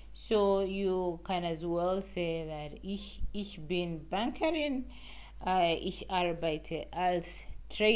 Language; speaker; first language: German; non-native, learner; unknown